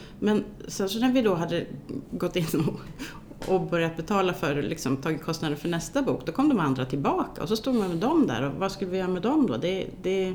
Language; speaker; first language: Swedish; native; Swedish